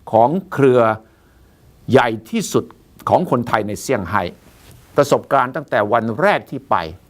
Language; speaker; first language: Thai; native; Thai